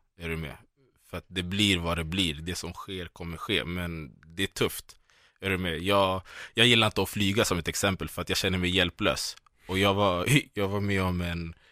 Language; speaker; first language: Swedish; early bilingual, other home language; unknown